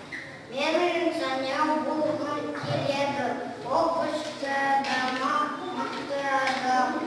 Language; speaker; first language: Kazakh; non-native, local second language; Russian